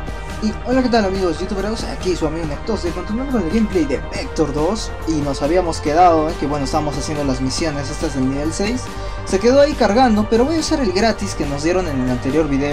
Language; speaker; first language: Spanish; native; Spanish